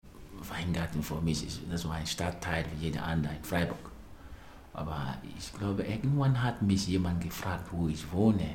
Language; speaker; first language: German; non-native, fluent; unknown